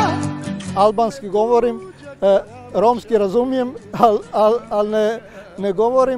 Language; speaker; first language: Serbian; non-native, local second language; Albanian